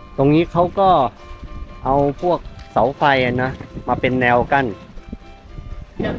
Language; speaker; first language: Thai; native; Thai